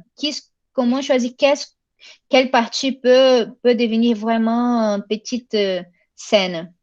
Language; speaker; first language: French; non-native, fluent; Portuguese